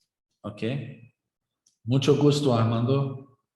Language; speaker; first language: Spanish; non-native, learner; Portuguese